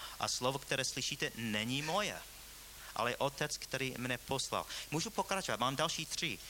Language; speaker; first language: Czech; non-native, fluent; English